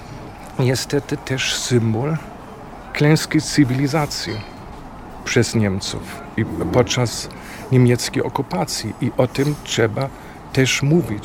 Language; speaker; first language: Polish; non-native, fluent; German